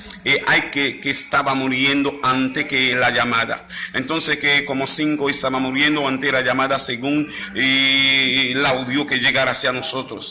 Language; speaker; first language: Spanish; non-native, learner; Haitian Creole